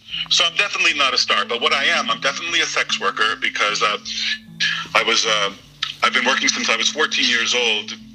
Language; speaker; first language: English; early bilingual, other home language; Greek